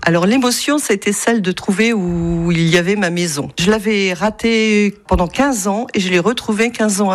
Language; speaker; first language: French; native; French